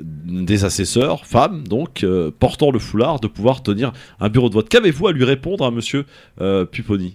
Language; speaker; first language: French; native; French